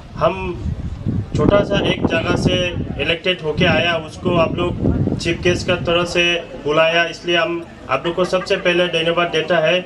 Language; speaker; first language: Hindi; non-native, local second language; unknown